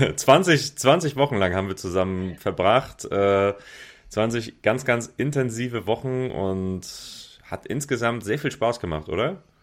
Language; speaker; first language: German; native; German